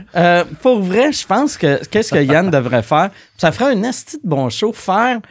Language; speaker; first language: French; native; French